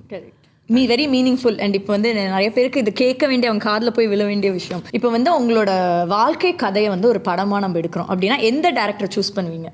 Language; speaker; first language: Tamil; native; Tamil